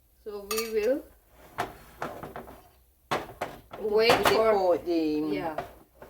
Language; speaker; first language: English; non-native, learner; Hindi